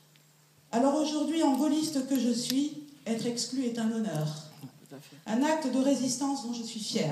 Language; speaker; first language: French; native; French